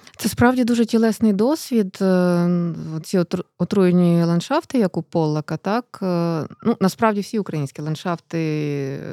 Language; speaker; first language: Ukrainian; native; Ukrainian